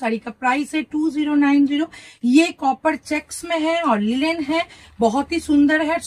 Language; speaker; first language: Hindi; non-native, local second language; Bangla